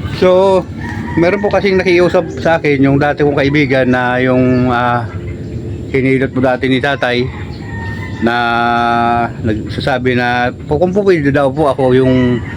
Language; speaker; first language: Filipino; non-native, local second language; Bikol